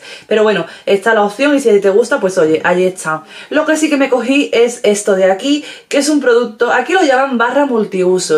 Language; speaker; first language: Spanish; native; Spanish